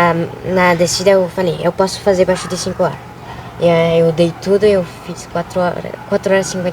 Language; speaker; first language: Portuguese; early bilingual, other home language; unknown